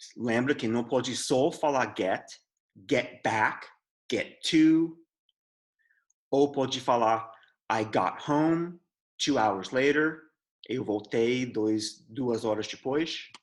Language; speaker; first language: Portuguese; non-native, fluent; English